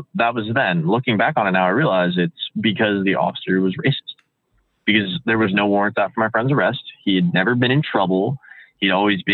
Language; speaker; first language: English; native; English